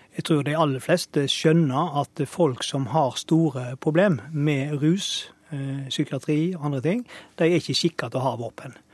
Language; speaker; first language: Norwegian; native; Norwegian